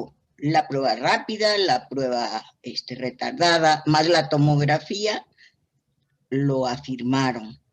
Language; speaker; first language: Spanish; native; Spanish